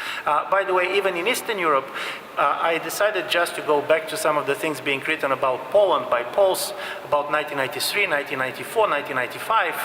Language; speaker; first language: English; non-native, fluent; Bulgarian